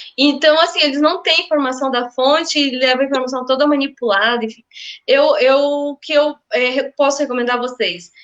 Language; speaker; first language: Portuguese; native; Portuguese